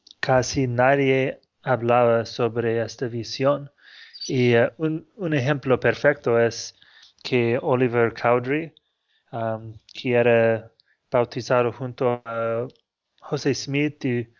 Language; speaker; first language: Spanish; non-native, fluent; English